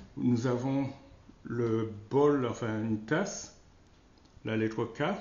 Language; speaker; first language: French; non-native, local second language; Wolof